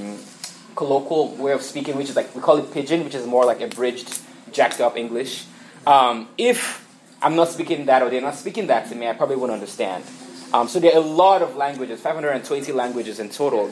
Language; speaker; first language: English; non-native, local second language; Igbo